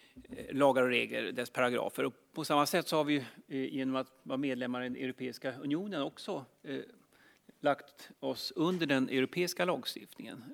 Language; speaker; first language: Swedish; native; Swedish